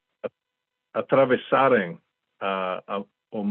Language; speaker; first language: Portuguese; non-native, fluent; English